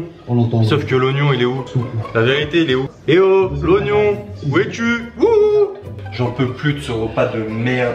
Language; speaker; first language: French; native; French